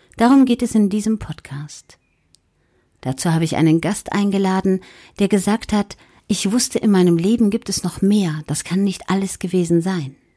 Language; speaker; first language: German; native; German